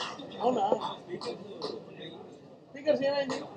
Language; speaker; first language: Telugu; native; Telugu